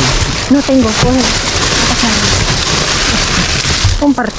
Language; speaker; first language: Spanish; non-native, learner; Filipino